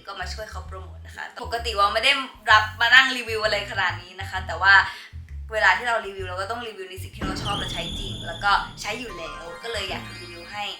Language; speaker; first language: Thai; native; Thai